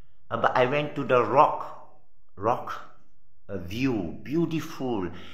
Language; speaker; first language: English; non-native, local second language; Min Nan Chinese